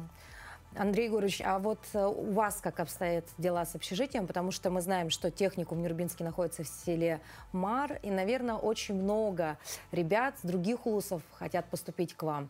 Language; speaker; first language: Russian; native; Russian